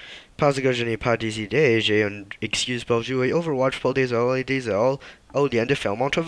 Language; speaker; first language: French; non-native, learner; English